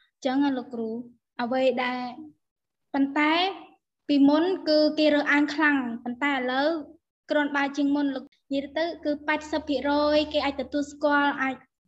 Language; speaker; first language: Khmer; non-native, local second language; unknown